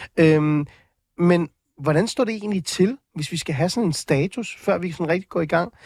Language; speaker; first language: Danish; native; Danish